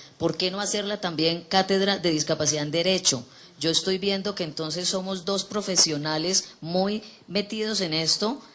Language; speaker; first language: Spanish; native; Spanish